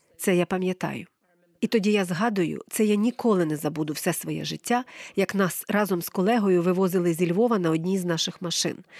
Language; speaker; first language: Ukrainian; non-native, fluent; English